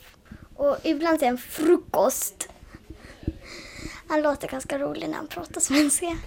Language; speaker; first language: Swedish; early bilingual, heritage; Swedish